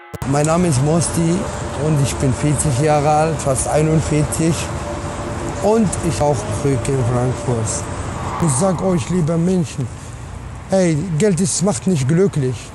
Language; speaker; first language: German; non-native, learner; Arabic